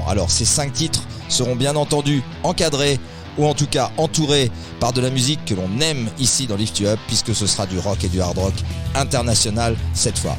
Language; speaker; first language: French; native; French